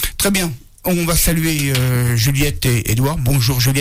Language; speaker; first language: French; native; French